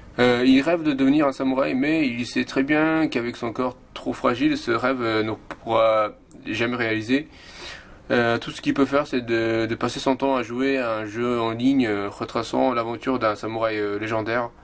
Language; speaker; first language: French; non-native, fluent; Japanese